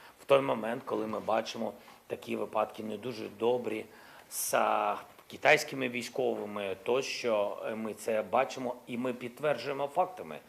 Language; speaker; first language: Ukrainian; non-native, local second language; Russian